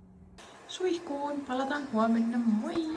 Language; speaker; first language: Finnish; native; Finnish